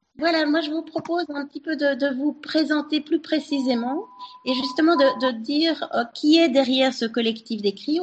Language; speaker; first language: French; native; French